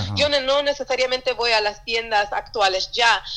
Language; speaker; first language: Spanish; early bilingual, heritage; Spanish